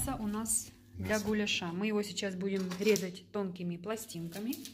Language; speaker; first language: Russian; native; Russian